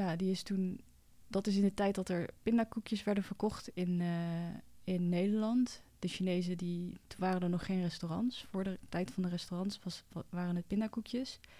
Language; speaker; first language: Dutch; early bilingual, other home language; Cantonese